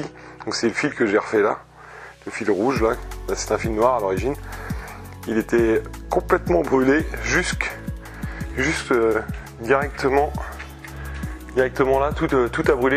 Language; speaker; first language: French; native; French